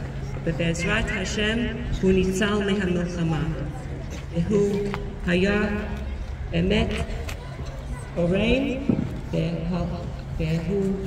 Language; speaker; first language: Hebrew; non-native, fluent; English